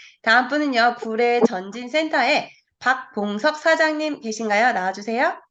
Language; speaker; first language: Korean; native; Korean